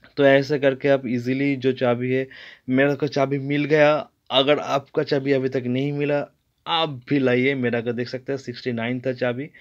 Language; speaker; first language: Hindi; non-native, local second language; Bangla